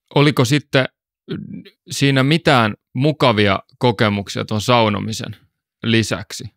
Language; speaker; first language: Finnish; native; Finnish